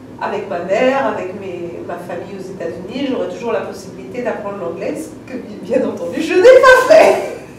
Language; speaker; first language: French; native; French